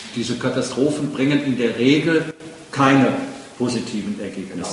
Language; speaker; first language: German; native; German